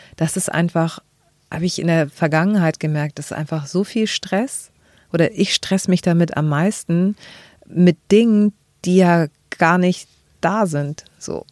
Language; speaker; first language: German; early bilingual, other home language; Greek